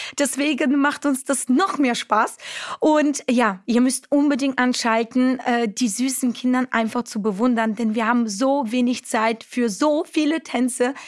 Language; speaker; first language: German; non-native, fluent; Romanian